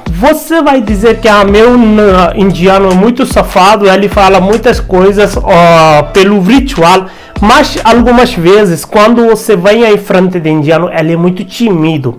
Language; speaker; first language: Portuguese; non-native, learner; Hindi